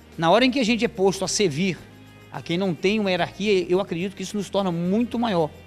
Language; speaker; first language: Portuguese; native; Portuguese